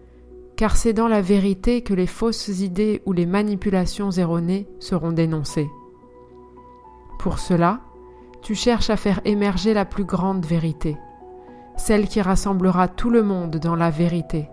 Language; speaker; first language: French; native; French